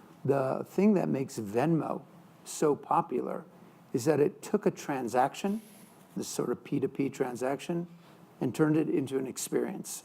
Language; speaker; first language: English; native; English